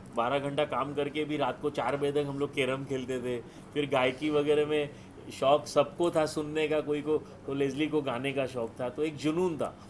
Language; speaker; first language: Hindi; native; Hindi